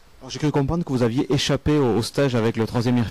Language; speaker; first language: French; native; French